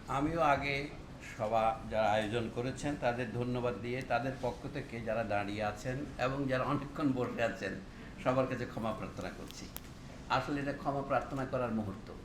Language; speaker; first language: Bangla; non-native, local second language; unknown